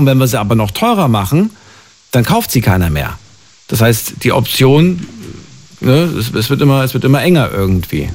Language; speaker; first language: German; native; German